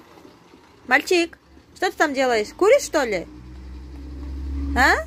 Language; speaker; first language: Russian; non-native, local second language; Kyrgyz